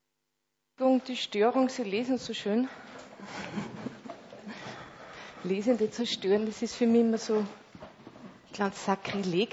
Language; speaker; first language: German; native; German